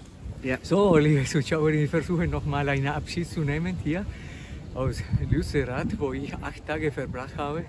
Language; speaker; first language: German; non-native, fluent; Spanish